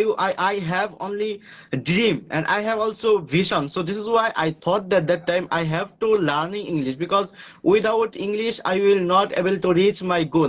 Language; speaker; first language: English; non-native, learner; Bangla